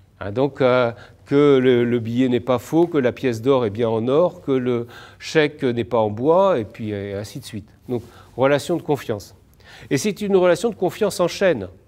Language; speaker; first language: French; native; French